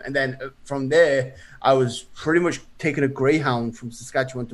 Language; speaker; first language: English; native; English